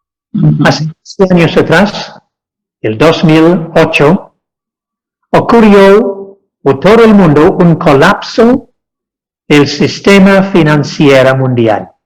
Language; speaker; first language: Spanish; non-native, fluent; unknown